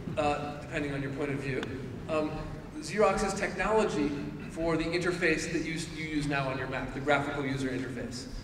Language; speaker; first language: English; native; English